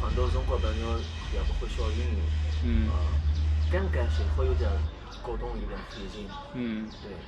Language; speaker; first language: Chinese; non-native, fluent; Arabic